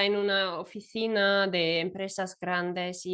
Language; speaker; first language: Spanish; non-native, fluent; German